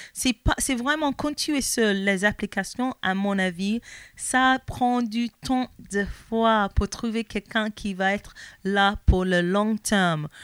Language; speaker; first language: French; non-native, learner; English